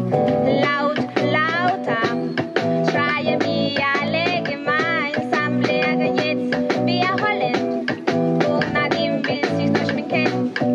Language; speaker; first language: German; non-native, learner; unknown